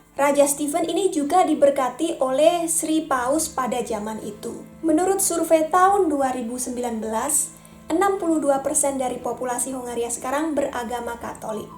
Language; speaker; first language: Indonesian; native; Indonesian